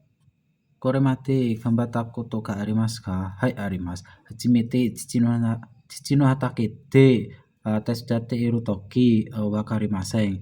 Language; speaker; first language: Japanese; non-native, learner; Indonesian